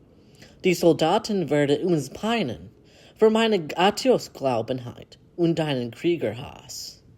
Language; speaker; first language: German; non-native, learner; English